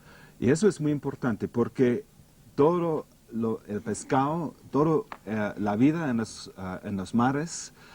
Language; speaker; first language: Spanish; non-native, fluent; English